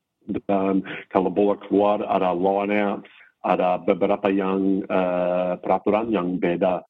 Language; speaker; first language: Indonesian; non-native, fluent; English